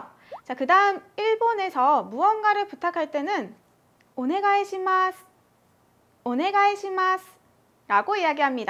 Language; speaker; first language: Korean; native; Korean